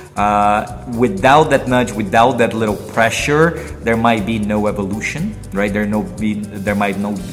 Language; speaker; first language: English; non-native, fluent; Portuguese